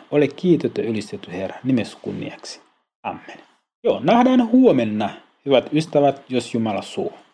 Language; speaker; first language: Finnish; non-native, learner; Swahili